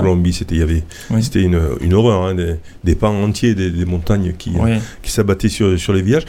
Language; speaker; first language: French; non-native, learner; Spanish